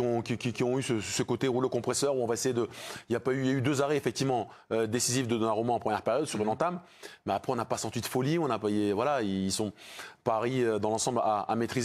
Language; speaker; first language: French; native; French